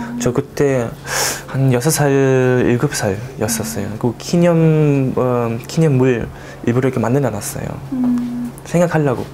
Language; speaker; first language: Korean; early bilingual, heritage; Korean